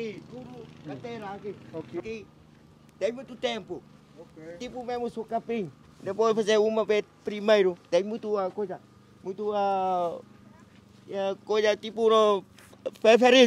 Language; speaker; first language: Portuguese; non-native, learner; Vietnamese